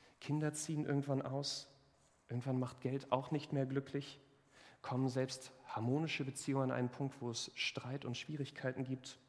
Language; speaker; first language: German; native; German